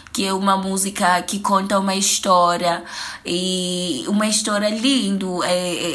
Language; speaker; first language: Portuguese; non-native, fluent; Zulu